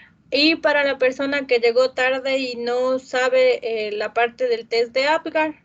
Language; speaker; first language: Spanish; native; Spanish